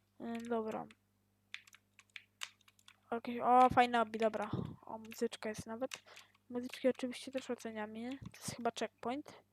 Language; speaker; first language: Polish; native; Polish